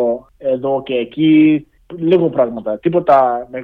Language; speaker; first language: Greek; early bilingual, heritage; English